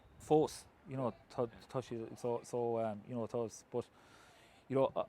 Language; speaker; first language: Irish; non-native, local second language; English